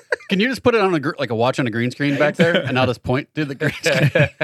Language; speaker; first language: English; native; English